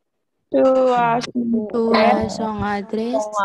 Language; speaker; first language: French; non-native, learner; Indonesian